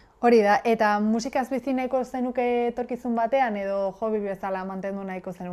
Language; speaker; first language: Basque; native; Basque